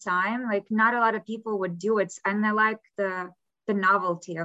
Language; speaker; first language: English; non-native, fluent; Ukrainian